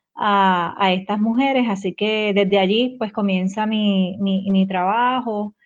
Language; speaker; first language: Spanish; native; Spanish